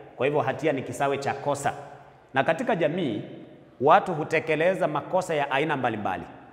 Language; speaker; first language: Swahili; non-native, local second language; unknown